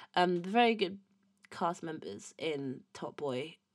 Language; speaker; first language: English; native; English